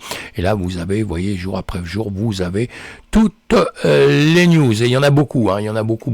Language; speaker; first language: French; native; French